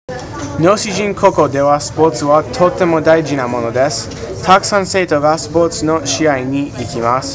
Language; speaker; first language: Japanese; non-native, learner; English